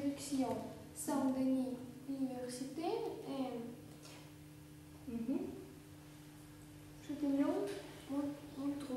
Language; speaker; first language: French; non-native, learner; Russian